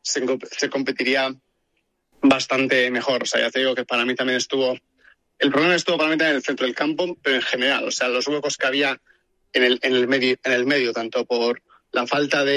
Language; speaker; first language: Spanish; native; Spanish